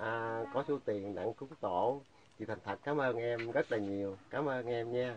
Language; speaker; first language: Vietnamese; native; Vietnamese